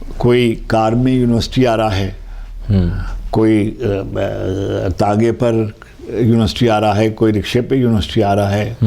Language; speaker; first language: Urdu; native; Urdu